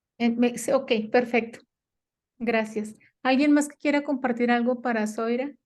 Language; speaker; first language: Spanish; native; Spanish